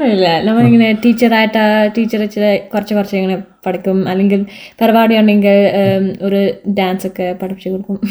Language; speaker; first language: Malayalam; early bilingual, heritage; Malayalam